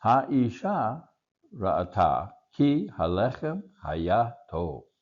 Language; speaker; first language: Hebrew; non-native, learner; English